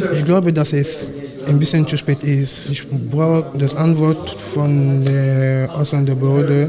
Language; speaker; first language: German; non-native, learner; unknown